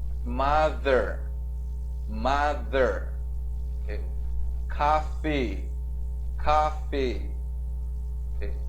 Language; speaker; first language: English; non-native, fluent; Portuguese